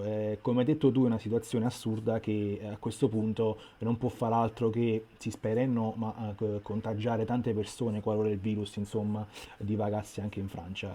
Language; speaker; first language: Italian; native; Italian